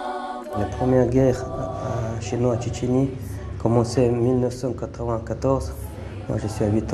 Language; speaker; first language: French; non-native, learner; Chechen